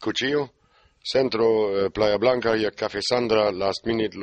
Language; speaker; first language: Spanish; non-native, learner; German